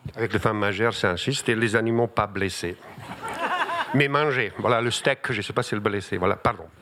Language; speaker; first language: French; non-native, fluent; Bosnian